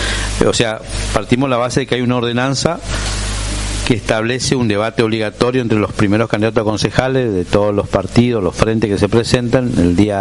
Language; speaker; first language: Spanish; native; Spanish